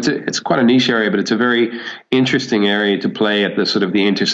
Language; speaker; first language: English; native; English